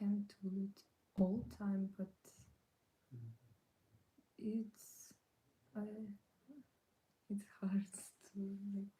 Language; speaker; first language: English; non-native, learner; Ukrainian